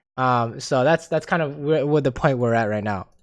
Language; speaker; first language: English; native; English